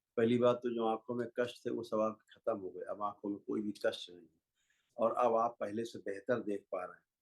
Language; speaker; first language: Hindi; native; Hindi